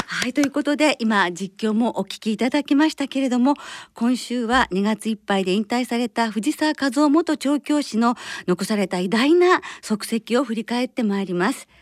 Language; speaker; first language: Japanese; native; Japanese